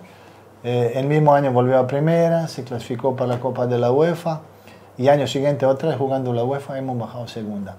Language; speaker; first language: Spanish; non-native, fluent; Serbian